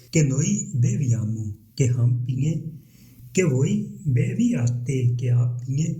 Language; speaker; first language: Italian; non-native, learner; Urdu